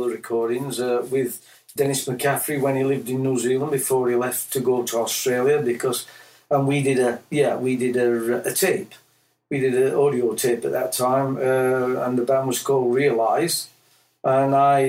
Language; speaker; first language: English; native; English